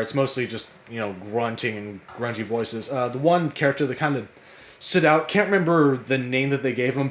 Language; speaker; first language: English; native; English